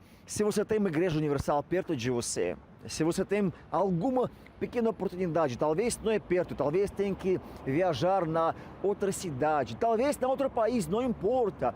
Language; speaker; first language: Portuguese; non-native, fluent; Russian